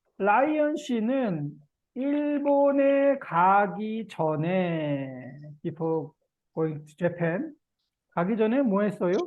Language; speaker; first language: Korean; native; Korean